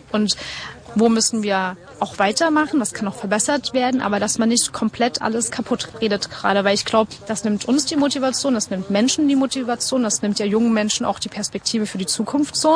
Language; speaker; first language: German; native; German